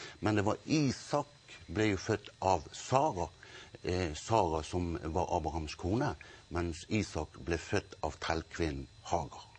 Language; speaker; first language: Norwegian; native; Norwegian